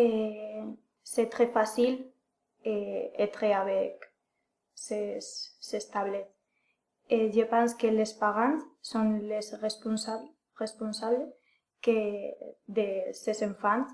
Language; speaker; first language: French; non-native, learner; Spanish